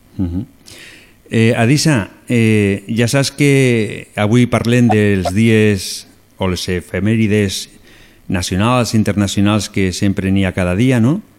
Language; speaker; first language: Catalan; non-native, local second language; Spanish